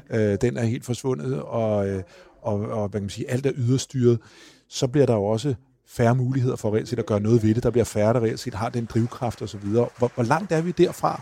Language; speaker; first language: Danish; native; Danish